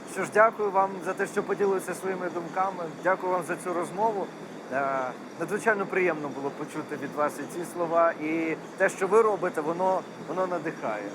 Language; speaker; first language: Ukrainian; native; Ukrainian